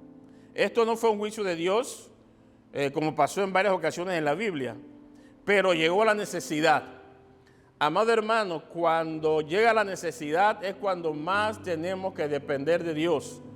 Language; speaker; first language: Spanish; native; Spanish